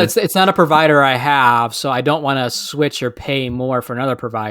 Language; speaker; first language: English; native; English